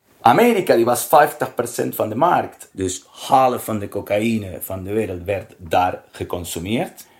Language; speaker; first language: Dutch; non-native, learner; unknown